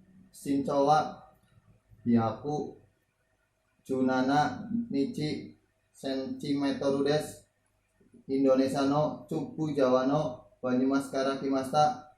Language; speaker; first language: Japanese; non-native, learner; Indonesian